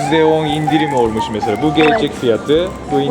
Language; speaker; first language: Turkish; non-native, fluent; Japanese